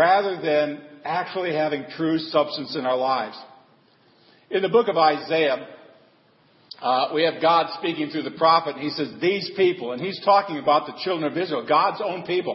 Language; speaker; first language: English; native; English